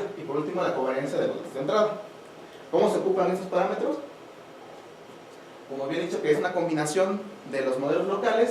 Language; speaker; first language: Spanish; native; Spanish